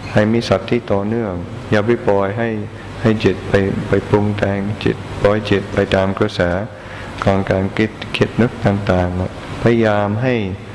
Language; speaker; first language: Thai; non-native, fluent; English